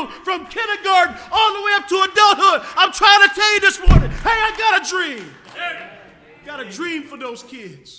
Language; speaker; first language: English; native; English